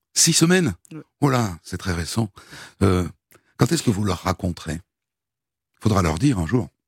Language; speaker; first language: French; native; French